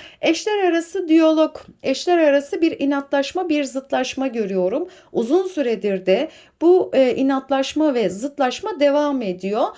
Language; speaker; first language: Turkish; native; Turkish